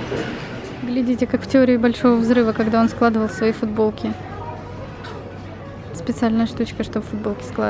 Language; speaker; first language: Russian; native; Russian